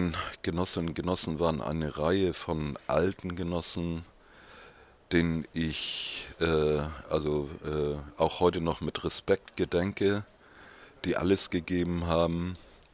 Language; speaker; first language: German; native; German